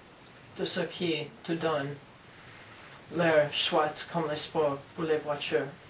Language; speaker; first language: French; non-native, learner; English